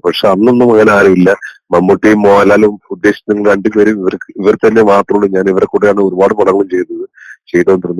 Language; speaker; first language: Malayalam; native; Malayalam